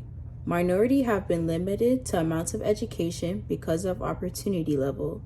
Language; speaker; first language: English; native; English